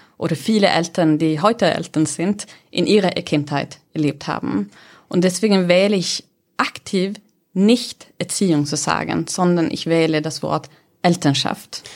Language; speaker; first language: German; non-native, fluent; Swedish